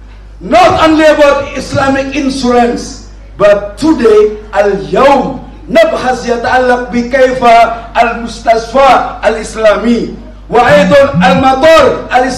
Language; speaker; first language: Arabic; non-native, learner; Malay